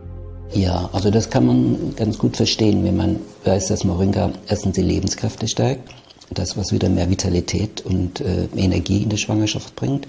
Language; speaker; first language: German; native; German